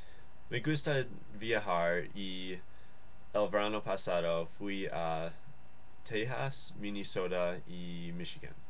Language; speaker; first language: Spanish; non-native, learner; English